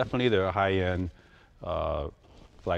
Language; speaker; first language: English; native; English